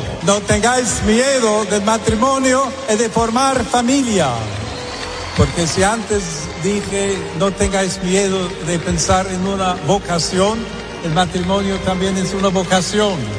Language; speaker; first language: Spanish; non-native, fluent; English